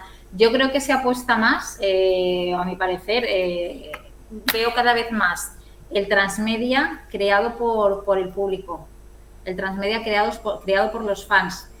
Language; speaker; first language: Spanish; native; Spanish